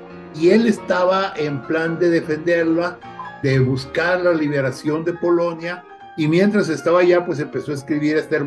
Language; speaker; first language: Spanish; native; Spanish